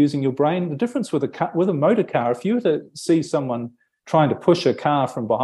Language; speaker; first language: English; native; English